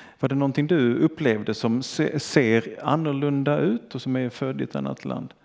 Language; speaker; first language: Swedish; native; Swedish